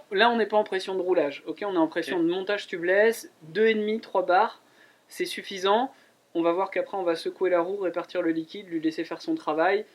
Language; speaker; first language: French; native; French